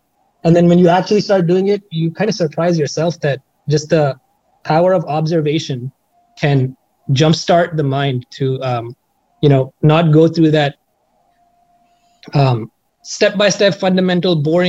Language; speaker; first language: English; non-native, local second language; Hindi